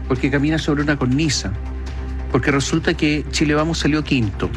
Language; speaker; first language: Spanish; native; Spanish